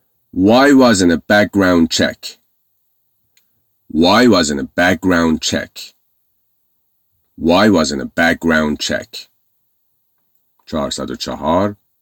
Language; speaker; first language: English; non-native, fluent; Persian